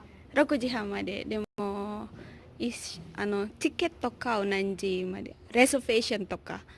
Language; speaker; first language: Japanese; non-native, learner; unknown